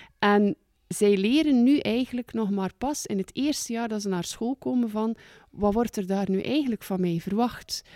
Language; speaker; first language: Dutch; native; Dutch